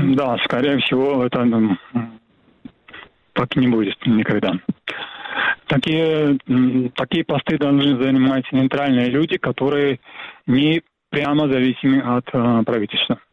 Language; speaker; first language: Russian; non-native, local second language; Georgian